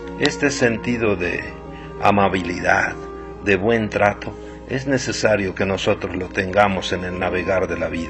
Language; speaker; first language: Spanish; native; Spanish